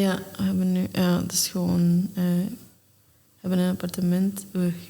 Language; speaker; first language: Dutch; non-native, learner; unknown